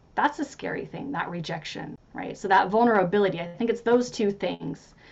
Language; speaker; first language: English; native; English